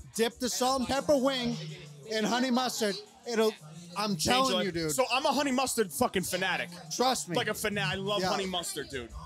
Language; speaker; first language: English; native; English